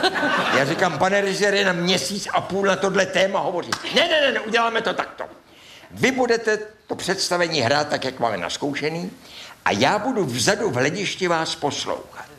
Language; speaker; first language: Czech; native; Czech